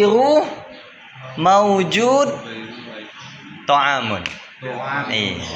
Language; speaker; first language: Arabic; non-native, fluent; Indonesian